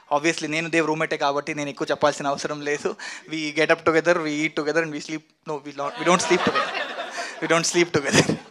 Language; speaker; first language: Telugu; non-native, fluent; Kannada